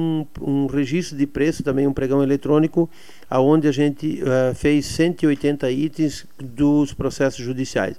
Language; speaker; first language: Portuguese; native; Portuguese